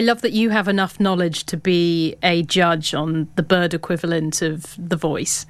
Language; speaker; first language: English; native; English